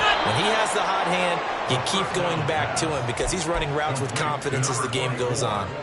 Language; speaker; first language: English; native; English